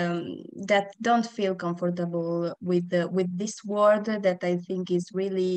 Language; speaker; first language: English; non-native, learner; Italian